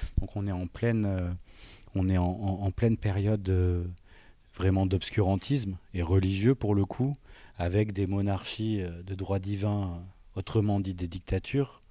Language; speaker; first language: French; native; French